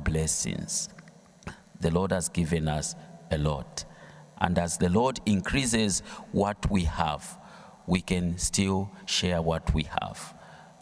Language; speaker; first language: English; non-native, local second language; Bemba